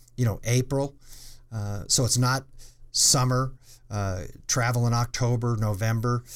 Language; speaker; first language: English; native; English